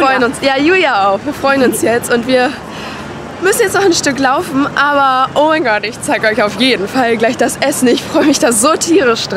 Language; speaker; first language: German; native; German